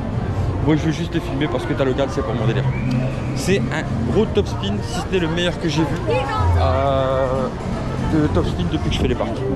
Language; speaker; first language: French; native; French